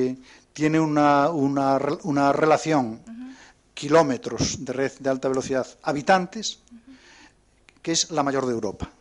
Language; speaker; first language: Spanish; native; Spanish